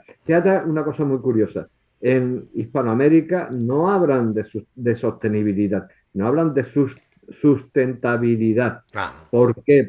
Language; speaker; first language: Spanish; native; Spanish